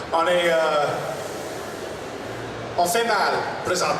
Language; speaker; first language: French; non-native, local second language; English